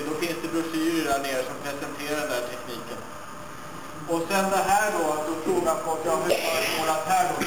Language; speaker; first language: Swedish; native; Swedish